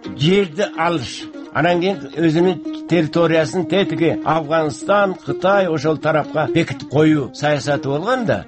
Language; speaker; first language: Kyrgyz; native; Kyrgyz